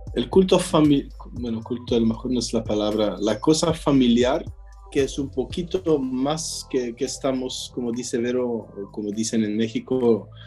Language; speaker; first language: Spanish; non-native, fluent; French